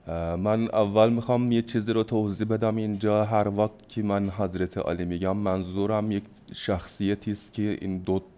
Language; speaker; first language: Persian; non-native, fluent; Turkish